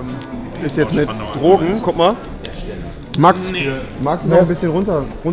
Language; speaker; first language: German; native; German